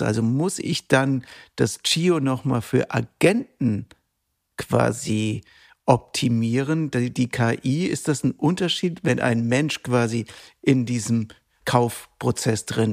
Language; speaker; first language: German; native; German